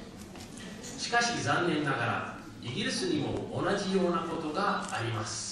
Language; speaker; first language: Japanese; non-native, fluent; English